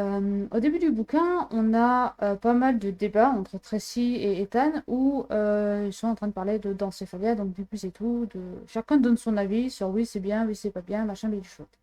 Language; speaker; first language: French; native; French